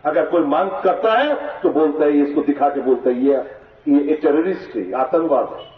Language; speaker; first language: Hindi; non-native, local second language; Bangla